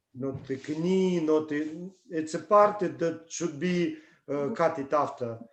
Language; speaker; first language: English; non-native, learner; Russian